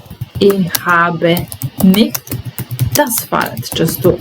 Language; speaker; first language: German; non-native, fluent; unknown